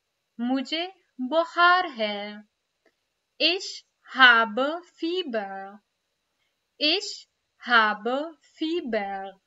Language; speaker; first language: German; non-native, fluent; Urdu